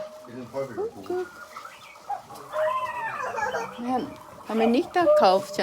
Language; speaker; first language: German; non-native, learner; Cebuano